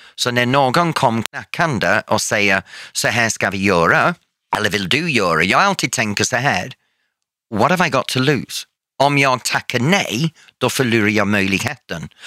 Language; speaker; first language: Swedish; non-native, fluent; English